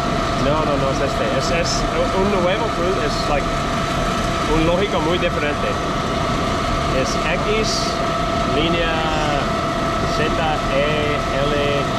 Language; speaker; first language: Spanish; non-native, learner; English